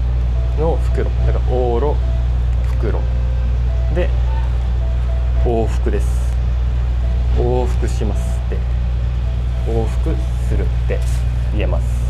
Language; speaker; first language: Japanese; native; Japanese